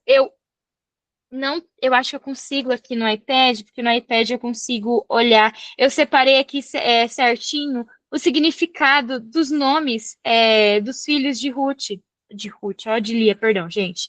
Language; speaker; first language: Portuguese; native; Portuguese